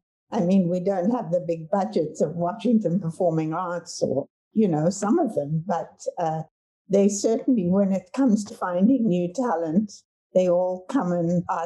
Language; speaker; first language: English; native; English